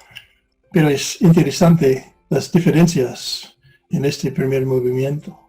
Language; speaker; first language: Spanish; non-native, fluent; English